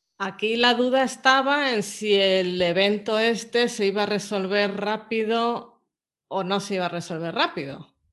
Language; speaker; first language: Spanish; native; Spanish